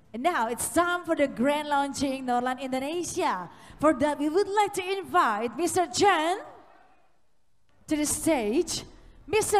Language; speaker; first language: English; non-native, fluent; Indonesian